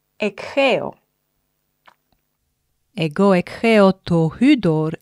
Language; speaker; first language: Greek; non-native, fluent; English